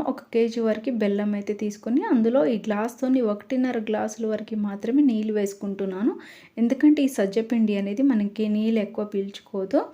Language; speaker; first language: Telugu; non-native, local second language; Lambadi